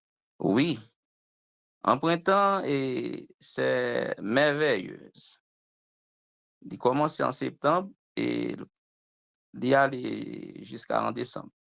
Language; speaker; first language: French; non-native, local second language; Haitian Creole